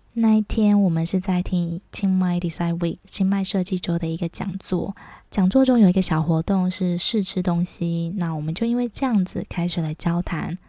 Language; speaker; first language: Chinese; native; Chinese